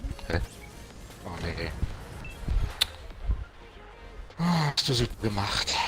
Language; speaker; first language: German; native; German